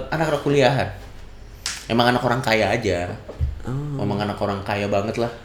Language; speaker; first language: Indonesian; native; Indonesian